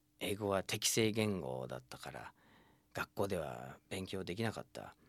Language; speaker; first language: Japanese; non-native, fluent; English